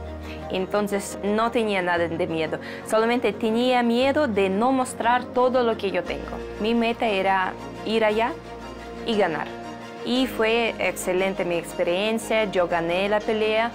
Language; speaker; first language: Spanish; non-native, fluent; Russian